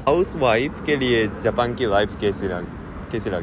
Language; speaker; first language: Hindi; non-native, fluent; Japanese